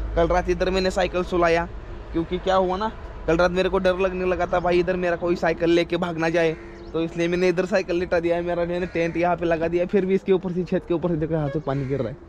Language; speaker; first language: Hindi; non-native, local second language; Marathi